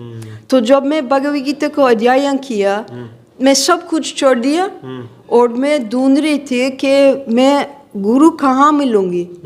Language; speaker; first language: Hindi; non-native, fluent; English